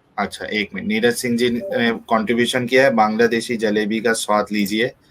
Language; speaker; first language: Hindi; native; Hindi